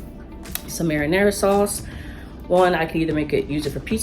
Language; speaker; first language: English; native; English